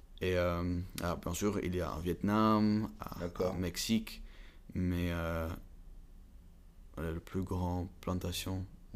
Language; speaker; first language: French; non-native, learner; Dutch